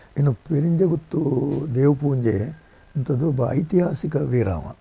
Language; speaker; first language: Kannada; non-native, local second language; Tulu